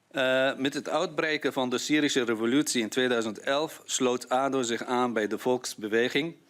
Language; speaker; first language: Dutch; non-native, fluent; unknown